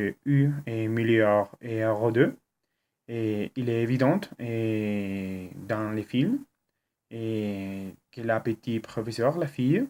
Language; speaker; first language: French; non-native, learner; Spanish